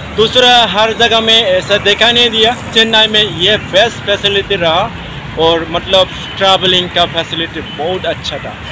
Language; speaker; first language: Hindi; non-native, local second language; Bangla